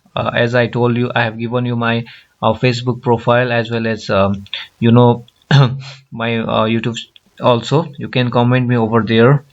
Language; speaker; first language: English; non-native, local second language; Nepali